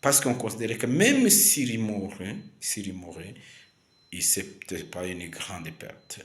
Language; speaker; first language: French; non-native, local second language; Kinyarwanda